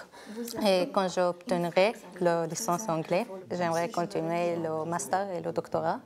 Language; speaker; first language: French; non-native, learner; Arabic